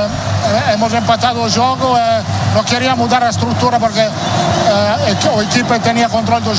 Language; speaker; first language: Portuguese; non-native, learner; Italian